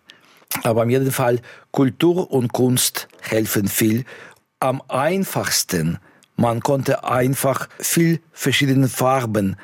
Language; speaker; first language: German; non-native, fluent; Russian